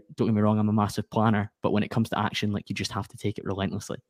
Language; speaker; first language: English; native; English